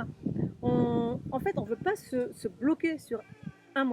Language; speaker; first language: French; native; French